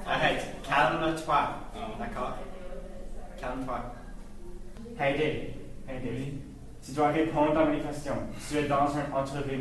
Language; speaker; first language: French; non-native, learner; English